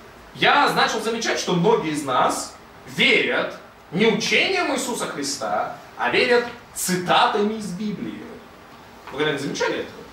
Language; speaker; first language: Russian; native; Russian